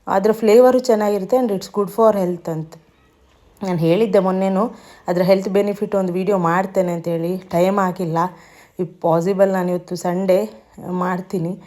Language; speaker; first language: Kannada; non-native, local second language; Tulu